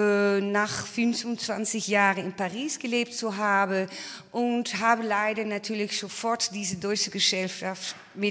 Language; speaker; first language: German; non-native, fluent; Dutch